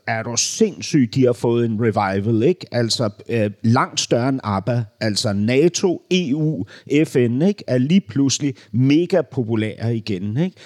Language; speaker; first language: Danish; native; Danish